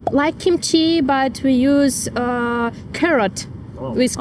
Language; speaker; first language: English; non-native, learner; Russian